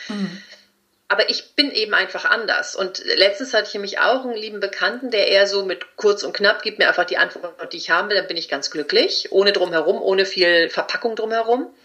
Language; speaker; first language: German; early bilingual, other home language; Spanish